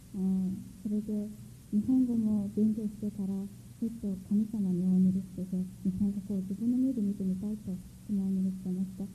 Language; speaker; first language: Japanese; non-native, fluent; Mongolian